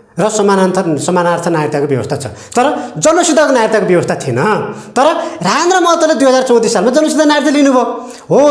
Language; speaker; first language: Nepali; native; Nepali